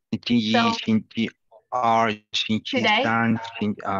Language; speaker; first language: Chinese; non-native, learner; Spanish